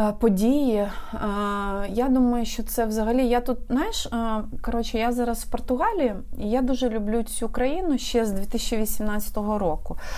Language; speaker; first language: Ukrainian; non-native, local second language; Russian